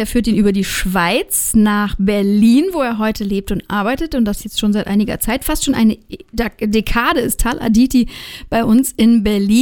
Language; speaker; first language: German; native; German